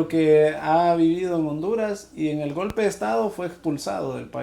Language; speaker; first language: Spanish; native; Spanish